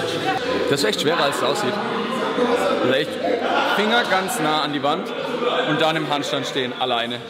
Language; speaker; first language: German; native; German